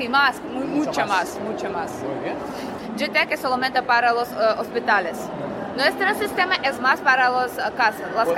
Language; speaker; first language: Spanish; non-native, learner; Russian